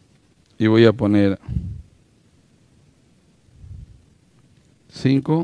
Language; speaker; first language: Spanish; native; Spanish